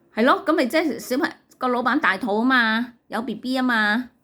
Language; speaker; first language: Cantonese; native; Cantonese